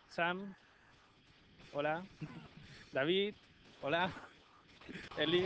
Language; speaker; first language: Spanish; native; Spanish